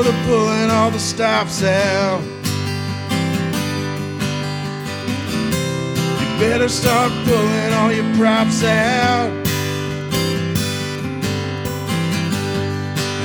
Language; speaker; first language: English; native; English